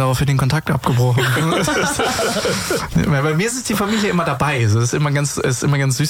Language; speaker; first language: German; native; German